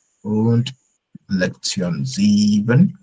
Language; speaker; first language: German; non-native, fluent; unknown